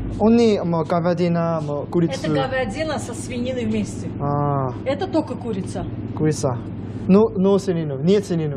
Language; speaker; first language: Russian; non-native, learner; Korean